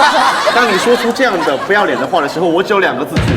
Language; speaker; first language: Chinese; native; Chinese